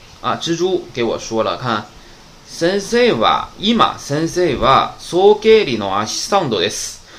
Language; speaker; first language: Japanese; non-native, fluent; Chinese